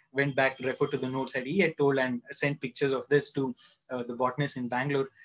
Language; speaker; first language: English; non-native, local second language; Kannada